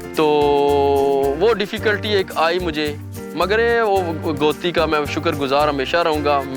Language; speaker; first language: Urdu; non-native, local second language; Punjabi